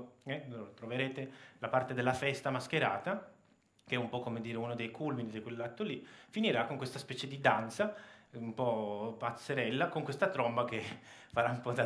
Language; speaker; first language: Italian; native; Italian